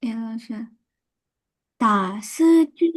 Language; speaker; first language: Chinese; non-native, learner; Indonesian